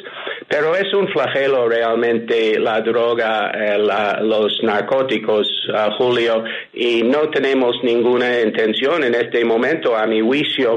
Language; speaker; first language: Spanish; non-native, fluent; English